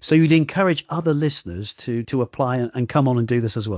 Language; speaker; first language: English; native; English